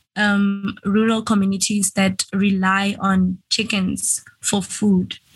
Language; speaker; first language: English; non-native, local second language; Venda